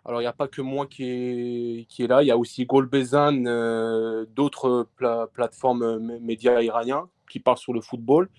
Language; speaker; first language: French; early bilingual, other home language; Persian